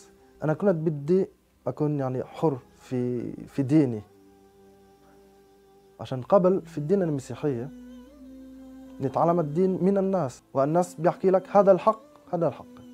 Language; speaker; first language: Arabic; non-native, fluent; French